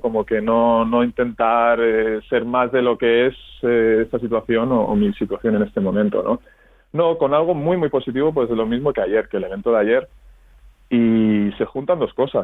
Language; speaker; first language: Spanish; native; Spanish